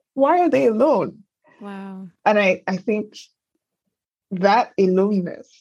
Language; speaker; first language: English; non-native, local second language; Yoruba